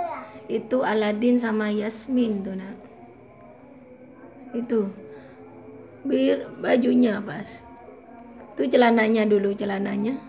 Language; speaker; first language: Indonesian; native; Indonesian